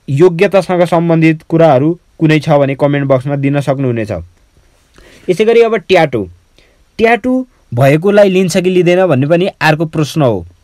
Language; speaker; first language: Nepali; native; Nepali